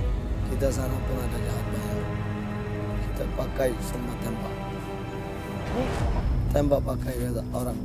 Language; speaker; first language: Indonesian; non-native, learner; Rohingya